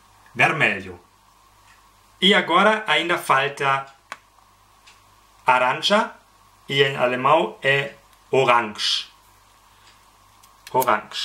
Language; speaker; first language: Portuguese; non-native, fluent; German